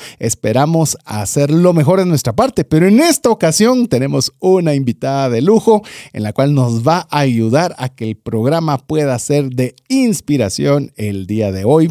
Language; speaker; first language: Spanish; native; Spanish